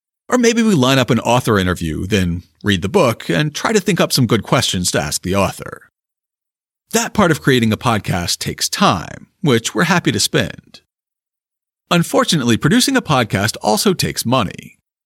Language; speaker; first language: English; native; English